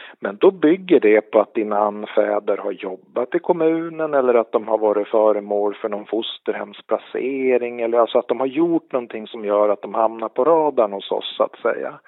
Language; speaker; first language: Swedish; native; Swedish